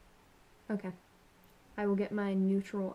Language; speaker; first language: English; native; English